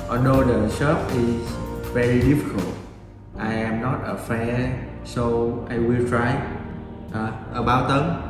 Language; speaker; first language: English; non-native, learner; Vietnamese